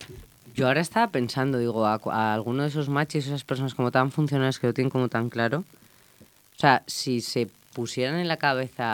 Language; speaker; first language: Spanish; native; Spanish